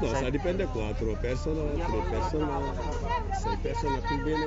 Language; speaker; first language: Spanish; non-native, learner; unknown